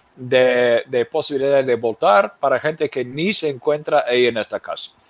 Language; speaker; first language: Spanish; non-native, fluent; English